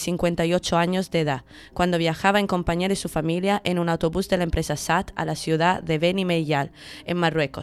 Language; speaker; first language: Spanish; native; Spanish